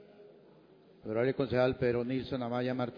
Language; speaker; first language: Spanish; native; Spanish